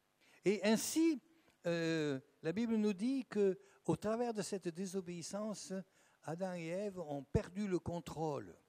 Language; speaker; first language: French; native; French